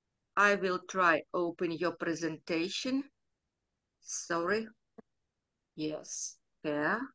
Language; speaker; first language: English; non-native, learner; Ukrainian